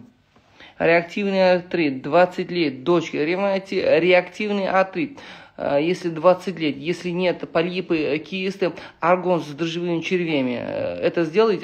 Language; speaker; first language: Russian; non-native, local second language; Uzbek